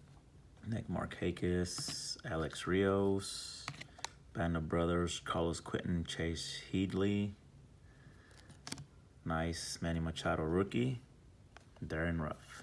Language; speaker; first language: English; native; English